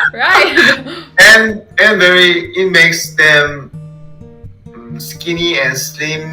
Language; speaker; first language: English; non-native, fluent; Korean